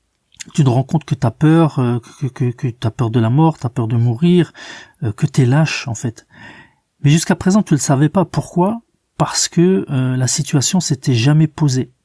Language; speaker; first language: French; native; French